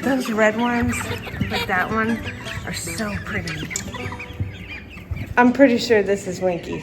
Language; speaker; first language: English; native; English